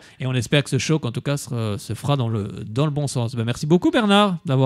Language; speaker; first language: French; native; French